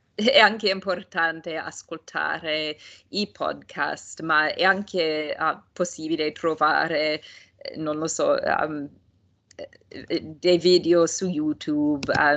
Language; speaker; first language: Italian; non-native, fluent; English